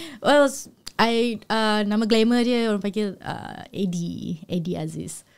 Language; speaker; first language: Malay; native; Malay